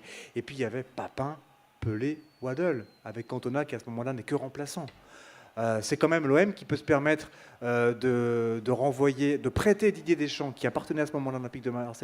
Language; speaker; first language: French; native; French